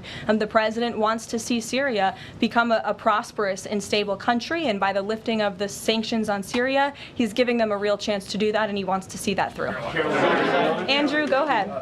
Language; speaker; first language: English; native; English